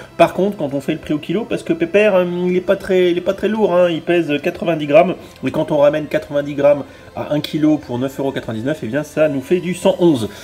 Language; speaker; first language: French; native; French